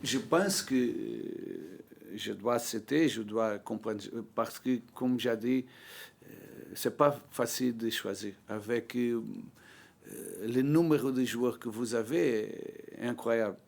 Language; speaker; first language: French; non-native, learner; Portuguese